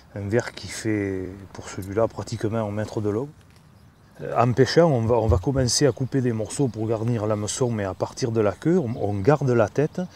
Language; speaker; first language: French; native; French